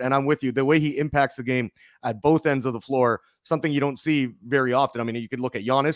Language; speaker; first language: English; native; English